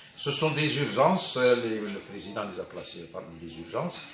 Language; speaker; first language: French; non-native, local second language; Arabic